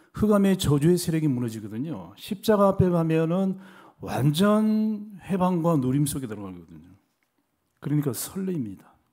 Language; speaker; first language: Korean; native; Korean